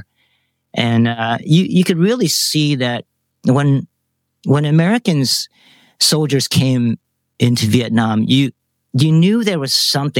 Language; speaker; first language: English; early bilingual, other home language; Vietnamese